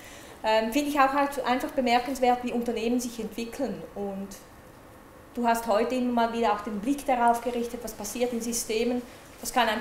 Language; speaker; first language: German; native; German